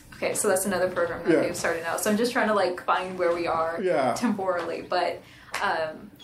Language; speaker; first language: English; native; English